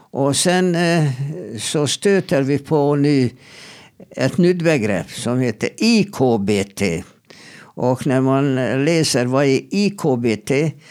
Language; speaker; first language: Swedish; non-native, fluent; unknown